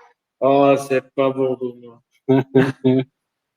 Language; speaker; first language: French; non-native, learner; German